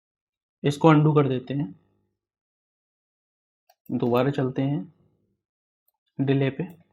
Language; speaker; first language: Hindi; native; Hindi